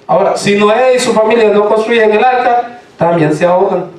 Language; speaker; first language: Spanish; native; Spanish